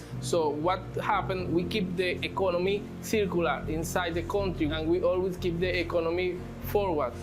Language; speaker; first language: English; non-native, learner; Spanish